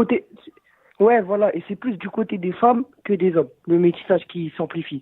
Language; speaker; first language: French; native; French